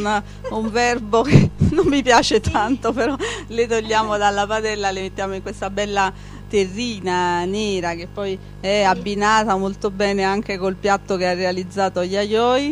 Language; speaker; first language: Italian; native; Italian